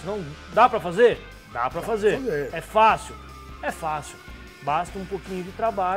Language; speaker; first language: Portuguese; native; Portuguese